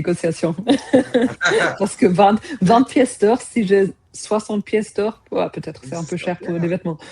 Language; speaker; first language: French; non-native, fluent; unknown